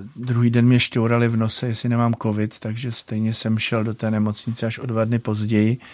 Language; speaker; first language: Czech; native; Czech